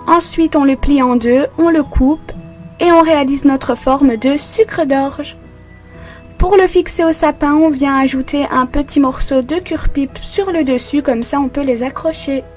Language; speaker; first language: French; native; French